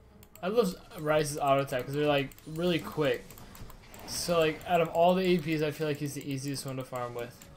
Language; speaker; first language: English; native; English